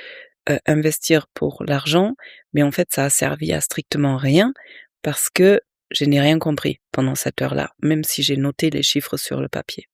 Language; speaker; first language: French; native; French